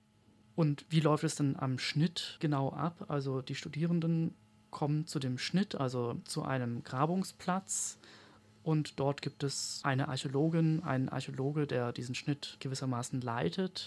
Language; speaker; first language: German; native; German